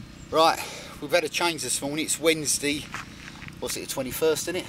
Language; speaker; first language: English; native; English